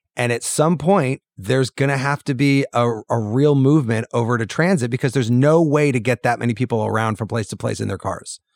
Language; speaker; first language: English; native; English